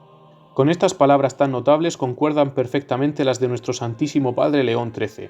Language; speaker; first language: Spanish; native; Spanish